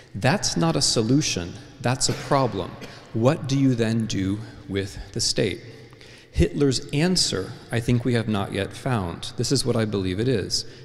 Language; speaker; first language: English; native; English